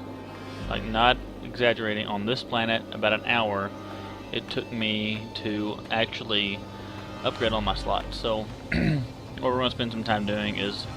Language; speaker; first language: English; native; English